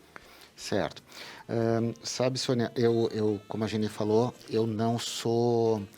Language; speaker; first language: Portuguese; native; Portuguese